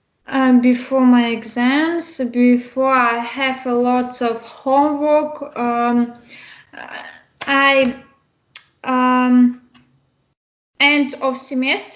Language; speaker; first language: English; non-native, learner; Russian